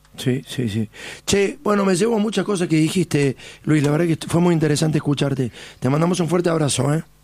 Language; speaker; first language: Spanish; native; Spanish